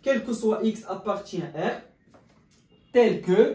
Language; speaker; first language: French; non-native, local second language; Arabic